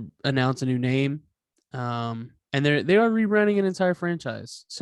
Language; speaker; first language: English; native; English